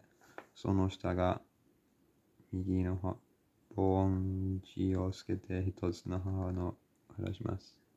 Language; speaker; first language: Japanese; non-native, learner; English